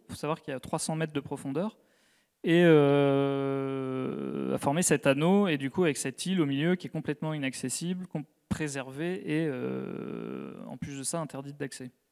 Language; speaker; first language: French; native; French